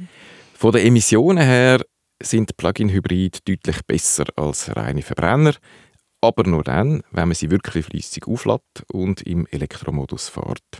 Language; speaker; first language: German; native; German